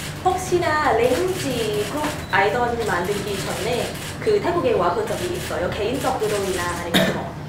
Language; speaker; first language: Korean; non-native, fluent; Thai